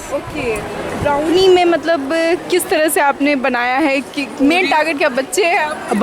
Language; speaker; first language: Hindi; native; Hindi